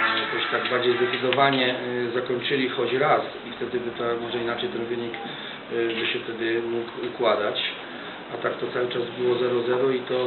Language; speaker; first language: Polish; native; Polish